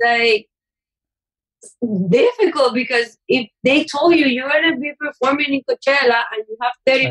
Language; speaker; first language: English; non-native, fluent; Spanish